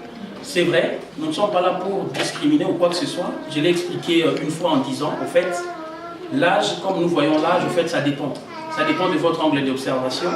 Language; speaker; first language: French; non-native, local second language; Lingala